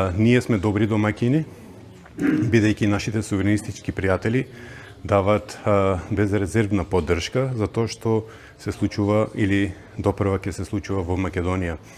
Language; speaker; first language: Macedonian; early bilingual, heritage; Macedonian